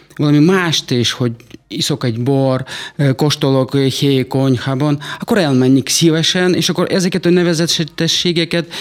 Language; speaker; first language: Hungarian; non-native, fluent; Russian